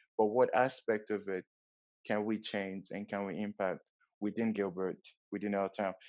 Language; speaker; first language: English; non-native, local second language; Yoruba